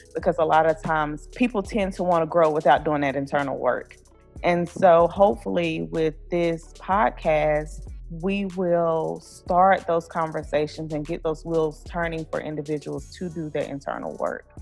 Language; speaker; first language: English; native; English